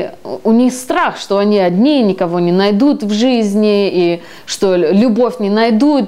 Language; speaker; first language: Russian; early bilingual, heritage; Russian